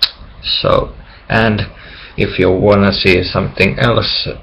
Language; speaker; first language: English; non-native, learner; Finnish